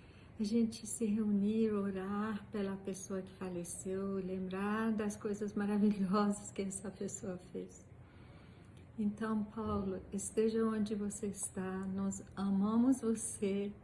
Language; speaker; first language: Portuguese; non-native, fluent; Persian